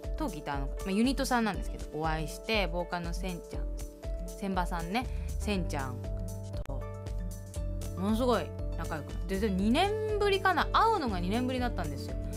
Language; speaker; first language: Japanese; early bilingual, heritage; Japanese